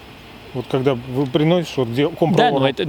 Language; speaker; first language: Russian; native; Russian